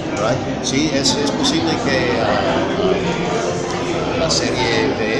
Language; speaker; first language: Spanish; non-native, learner; English